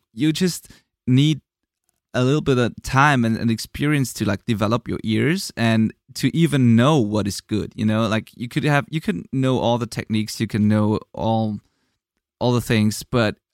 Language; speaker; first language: English; non-native, fluent; German